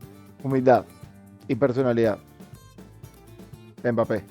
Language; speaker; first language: Spanish; native; Spanish